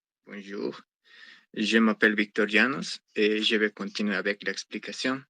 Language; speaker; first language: French; non-native, learner; Spanish